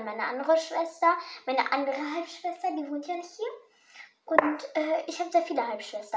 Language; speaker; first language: German; early bilingual, other home language; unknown